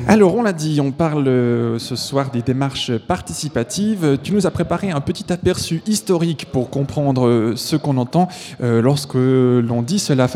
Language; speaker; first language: French; native; French